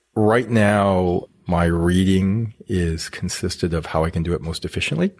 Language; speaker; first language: English; native; English